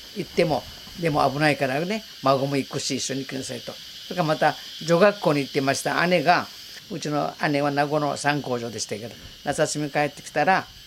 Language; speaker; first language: Japanese; native; Japanese